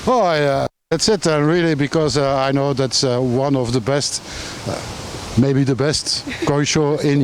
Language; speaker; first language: English; non-native, fluent; French